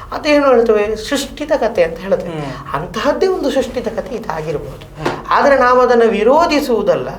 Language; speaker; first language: Kannada; non-native, local second language; Tulu